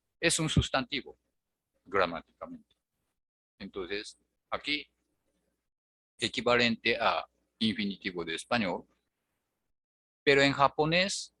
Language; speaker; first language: Spanish; non-native, fluent; Japanese